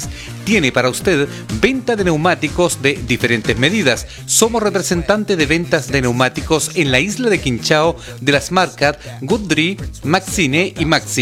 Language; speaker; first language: Spanish; native; Spanish